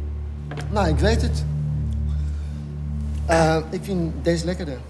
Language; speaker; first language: Dutch; non-native, fluent; French